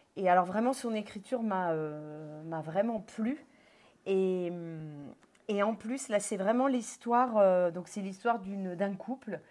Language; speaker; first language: French; native; French